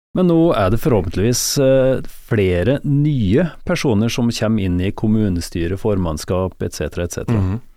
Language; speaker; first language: Norwegian; native; Norwegian